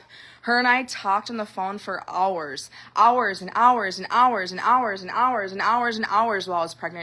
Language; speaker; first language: English; native; English